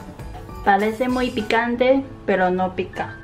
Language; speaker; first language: Spanish; non-native, fluent; Chinese